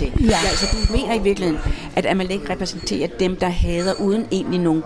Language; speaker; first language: Danish; native; Danish